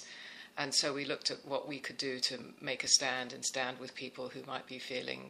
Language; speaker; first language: English; native; English